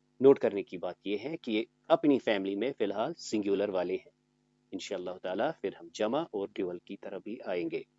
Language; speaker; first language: Urdu; native; Urdu